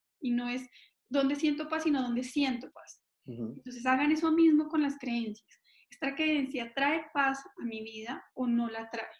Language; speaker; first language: Spanish; native; Spanish